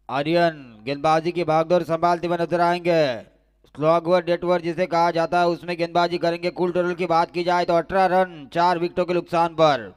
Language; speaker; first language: Hindi; non-native, local second language; Marathi